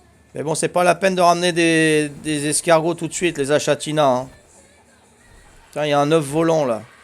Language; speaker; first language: French; native; French